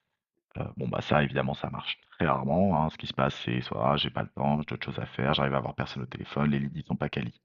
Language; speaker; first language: French; native; French